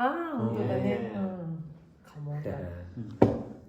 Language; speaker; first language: Japanese; native; Japanese